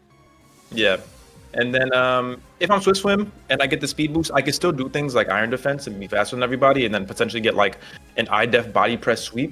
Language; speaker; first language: English; native; English